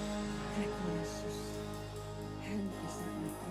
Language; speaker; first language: Icelandic; non-native, fluent; English